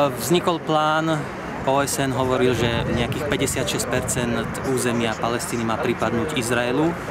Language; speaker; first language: Slovak; non-native, fluent; Arabic